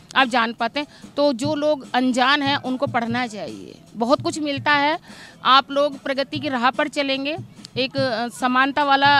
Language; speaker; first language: Hindi; native; Hindi